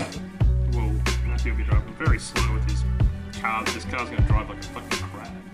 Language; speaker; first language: English; native; English